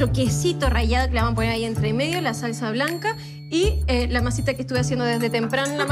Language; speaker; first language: Spanish; native; Spanish